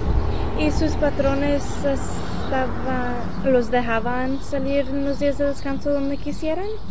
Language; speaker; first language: Spanish; early bilingual, heritage; Spanish